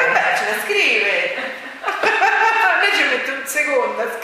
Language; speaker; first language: Italian; native; Italian